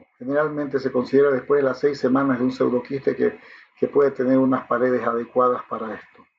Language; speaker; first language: Spanish; native; Spanish